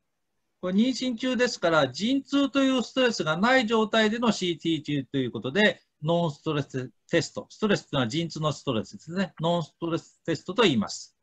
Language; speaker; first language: Japanese; native; Japanese